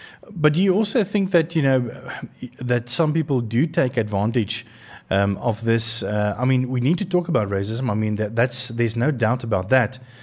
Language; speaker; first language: English; non-native, local second language; Afrikaans